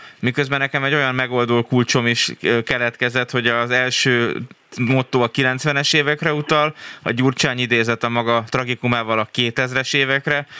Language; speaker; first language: Hungarian; native; Hungarian